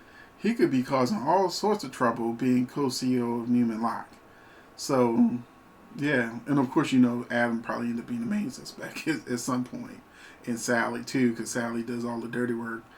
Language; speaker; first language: English; native; English